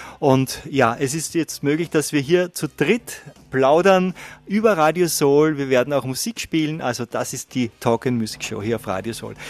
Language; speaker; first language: German; native; German